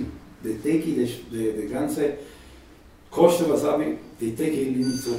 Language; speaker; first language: German; non-native, learner; Italian